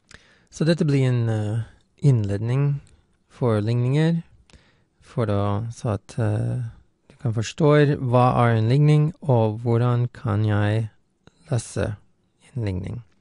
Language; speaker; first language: Norwegian; non-native, fluent; English